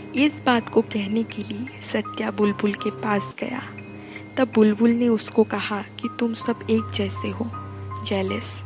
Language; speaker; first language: Hindi; non-native, local second language; Bangla